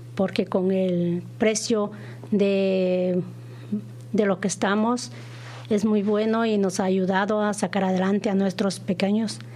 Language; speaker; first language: Spanish; native; Spanish